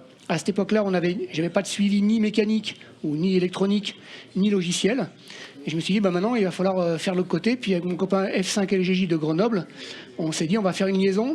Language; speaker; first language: French; native; French